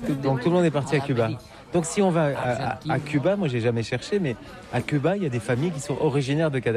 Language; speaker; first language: French; native; French